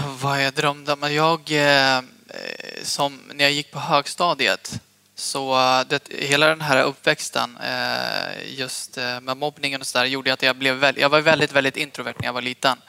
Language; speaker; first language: Swedish; early bilingual, other home language; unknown